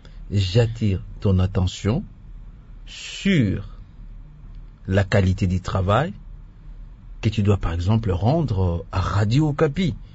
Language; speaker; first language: French; non-native, local second language; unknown